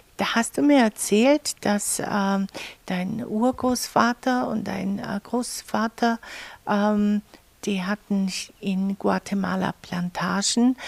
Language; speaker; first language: German; native; German